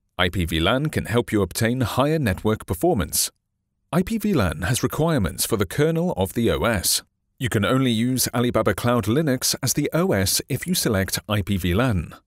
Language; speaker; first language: English; non-native, fluent; Chinese